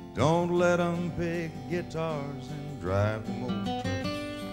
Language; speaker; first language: English; native; English